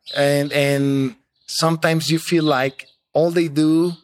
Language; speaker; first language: English; non-native, fluent; Spanish